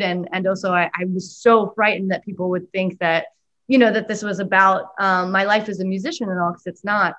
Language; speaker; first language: English; native; English